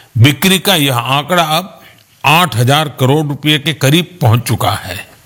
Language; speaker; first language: Hindi; non-native, local second language; Gujarati